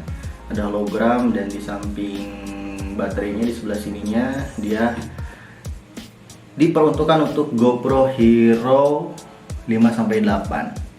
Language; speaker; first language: Indonesian; native; Indonesian